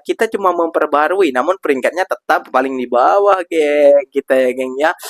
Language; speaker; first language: Indonesian; native; Indonesian